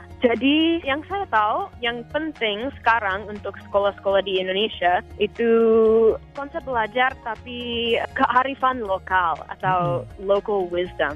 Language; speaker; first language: Indonesian; non-native, fluent; English